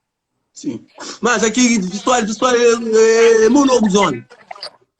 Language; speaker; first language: Portuguese; non-native, learner; Kabuverdianu